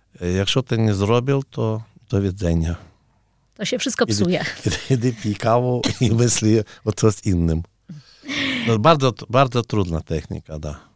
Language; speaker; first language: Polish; non-native, learner; Ukrainian